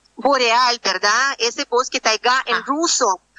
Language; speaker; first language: Spanish; non-native, fluent; Russian